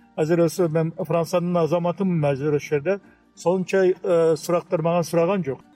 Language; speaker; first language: Kazakh; early bilingual, heritage; Kazakh